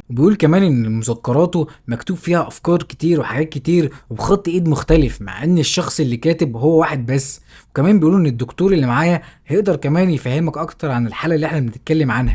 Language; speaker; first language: Arabic; native; Arabic